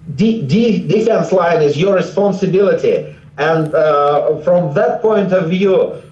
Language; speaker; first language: English; non-native, fluent; Russian